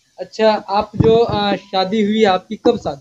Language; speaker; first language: Hindi; native; Hindi